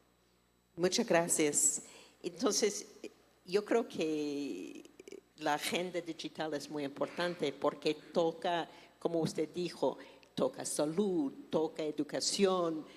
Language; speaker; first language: Spanish; non-native, fluent; English